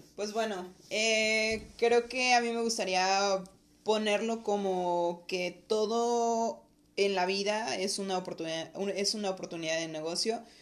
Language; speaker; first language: Spanish; native; Spanish